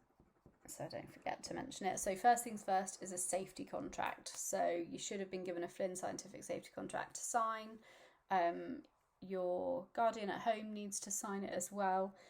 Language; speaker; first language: English; native; English